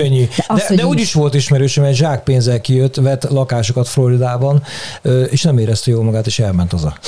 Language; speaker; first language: Hungarian; native; Hungarian